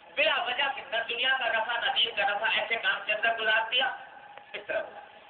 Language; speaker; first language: Urdu; non-native, local second language; Pashto